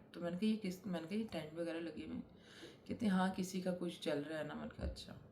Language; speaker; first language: Urdu; native; Urdu